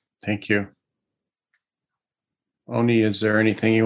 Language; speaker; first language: English; native; English